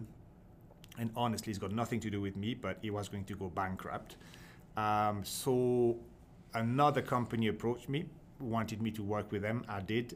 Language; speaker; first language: English; non-native, fluent; French